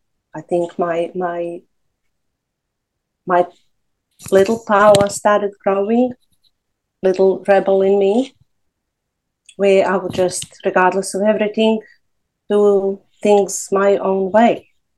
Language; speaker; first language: English; non-native, fluent; Serbian